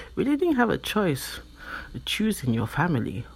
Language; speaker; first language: English; non-native, local second language; Yoruba